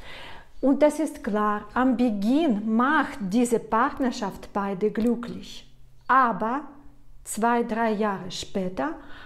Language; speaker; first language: German; non-native, fluent; Russian